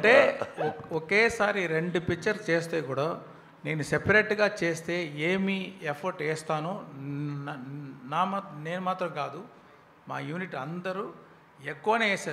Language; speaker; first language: Telugu; non-native, local second language; Tamil